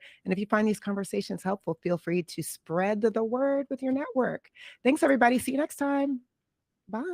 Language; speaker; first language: English; native; English